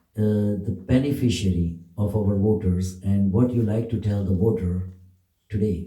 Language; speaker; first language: English; non-native, local second language; Gujarati